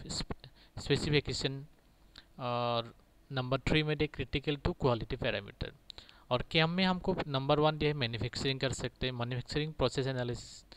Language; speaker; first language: Hindi; native; Hindi